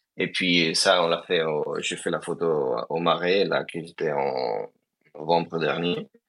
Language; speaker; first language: French; non-native, fluent; Spanish